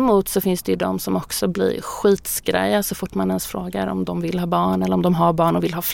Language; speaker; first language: Swedish; native; Swedish